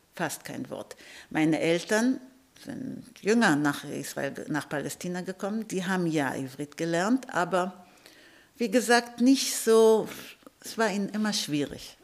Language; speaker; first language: German; early bilingual, heritage; Hebrew